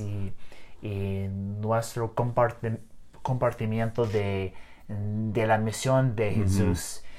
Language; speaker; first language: Spanish; non-native, learner; English